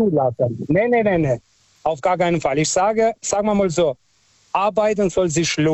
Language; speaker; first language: German; non-native, fluent; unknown